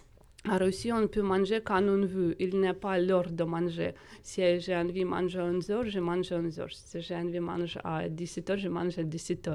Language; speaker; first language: French; non-native, fluent; Russian